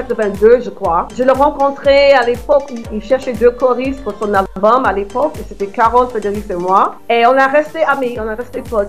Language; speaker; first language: French; non-native, fluent; English